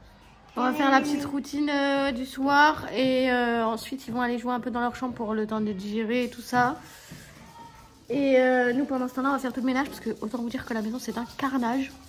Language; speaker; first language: French; native; French